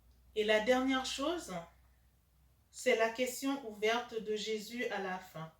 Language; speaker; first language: French; native; French